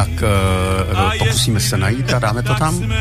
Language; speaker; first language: Czech; native; Czech